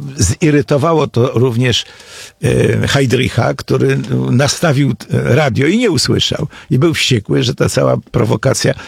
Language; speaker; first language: Polish; native; Polish